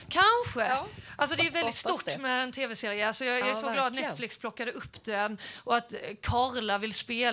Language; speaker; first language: Swedish; native; Swedish